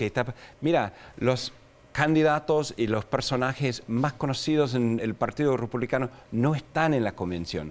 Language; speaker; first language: Spanish; non-native, fluent; English